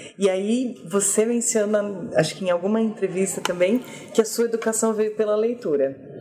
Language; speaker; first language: Portuguese; native; Portuguese